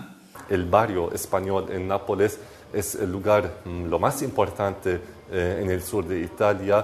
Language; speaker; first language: Spanish; non-native, fluent; Arabic